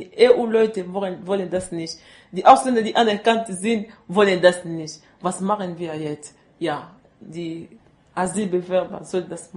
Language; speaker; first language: German; non-native, learner; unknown